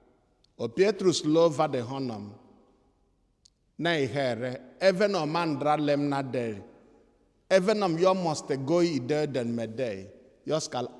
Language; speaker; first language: Swedish; non-native, fluent; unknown